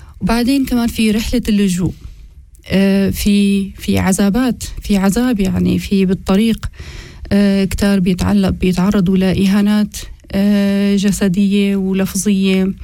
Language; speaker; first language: Arabic; non-native, local second language; Kurdish